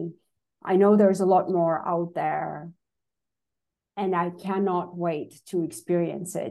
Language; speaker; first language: English; non-native, fluent; Russian